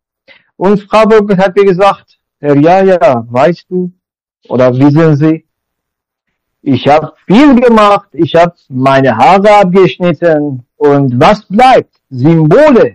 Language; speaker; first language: German; non-native, learner; Persian